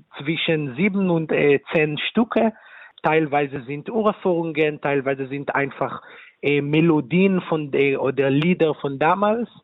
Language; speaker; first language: German; non-native, fluent; Hebrew